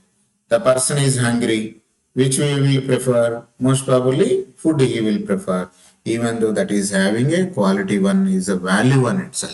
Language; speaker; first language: English; non-native, local second language; Telugu